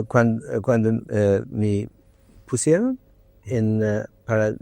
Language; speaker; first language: Spanish; non-native, learner; English